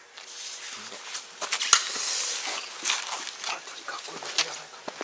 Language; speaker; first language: Japanese; native; Japanese